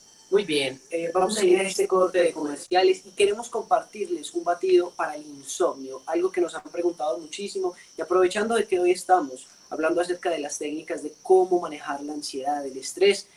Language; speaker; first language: Spanish; native; Spanish